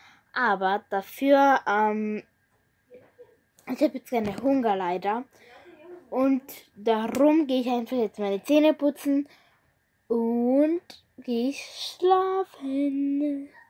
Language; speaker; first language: German; non-native, learner; Bulgarian